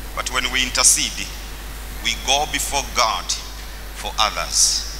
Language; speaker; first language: English; non-native, local second language; Swahili